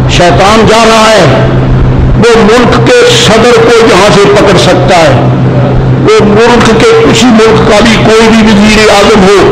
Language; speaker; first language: Urdu; non-native, local second language; Punjabi